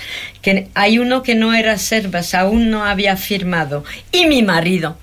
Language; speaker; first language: Spanish; non-native, fluent; French